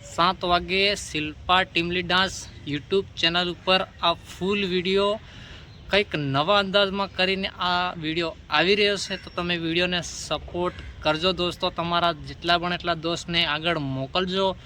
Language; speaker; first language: Gujarati; non-native, local second language; Bhili